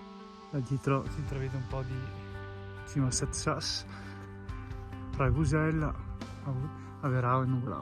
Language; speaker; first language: Italian; native; Italian